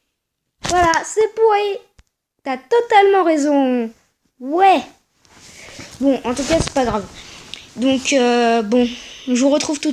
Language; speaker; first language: French; native; French